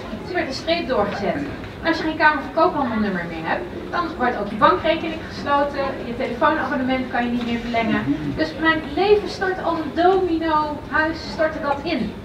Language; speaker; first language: Dutch; native; Dutch